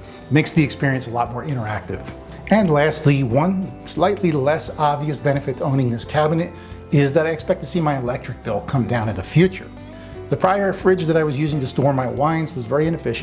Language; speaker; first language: English; native; English